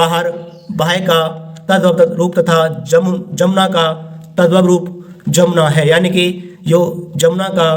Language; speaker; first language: Hindi; native; Hindi